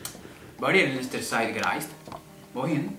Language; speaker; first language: German; non-native, learner; Spanish